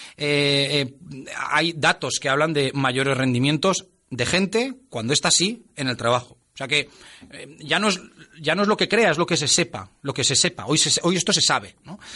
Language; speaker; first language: Spanish; native; Spanish